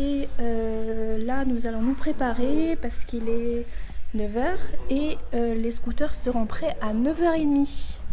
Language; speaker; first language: French; native; French